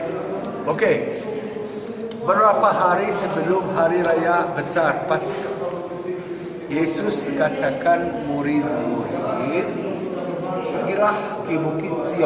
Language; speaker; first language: Indonesian; non-native, learner; Hebrew